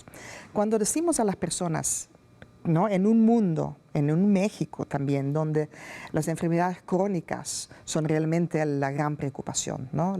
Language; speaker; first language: Spanish; non-native, fluent; Dutch